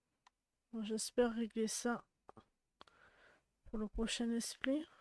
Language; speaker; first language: French; native; French